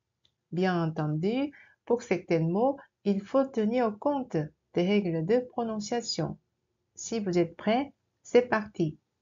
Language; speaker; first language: French; non-native, fluent; Korean